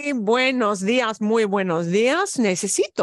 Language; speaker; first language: Spanish; non-native, fluent; English